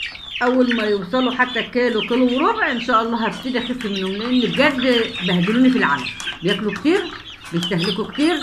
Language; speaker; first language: Arabic; native; Arabic